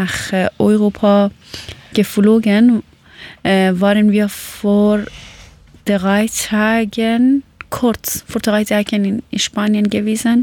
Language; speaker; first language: German; non-native, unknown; Persian